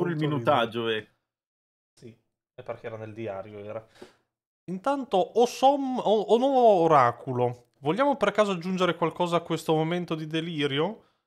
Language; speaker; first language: Italian; native; Italian